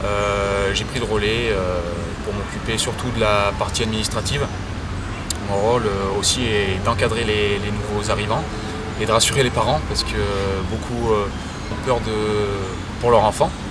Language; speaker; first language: French; native; French